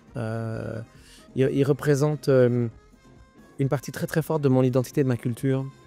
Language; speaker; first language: French; early bilingual, other home language; Arabic